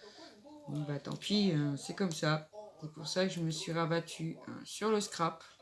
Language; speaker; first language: French; native; French